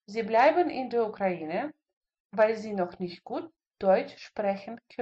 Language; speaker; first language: German; non-native, fluent; Russian